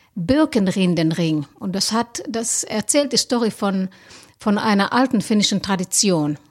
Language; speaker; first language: German; non-native, fluent; Finnish